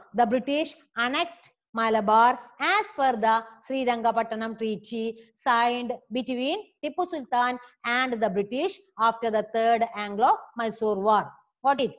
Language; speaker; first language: English; non-native, local second language; Malayalam